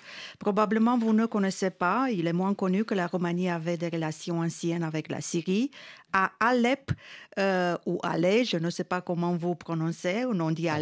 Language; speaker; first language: French; non-native, fluent; Romanian